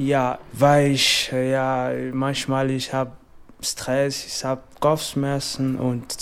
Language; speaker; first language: German; non-native, learner; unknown